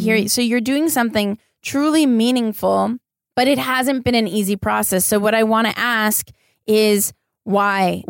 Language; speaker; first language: English; native; English